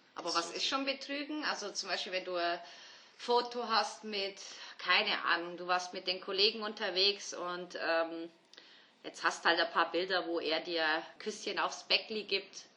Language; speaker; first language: German; early bilingual, other home language; Turkish